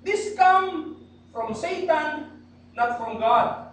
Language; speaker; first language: English; non-native, local second language; Filipino